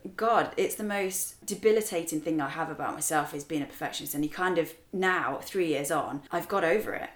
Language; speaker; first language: English; native; English